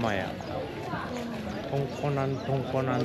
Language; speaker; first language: Japanese; native; Japanese